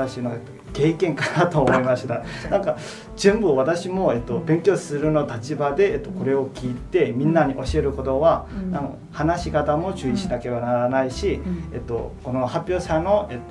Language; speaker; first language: Japanese; non-native, fluent; Chinese